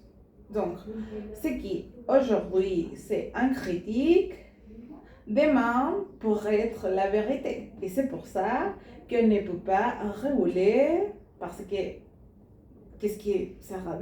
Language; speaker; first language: French; non-native, learner; Spanish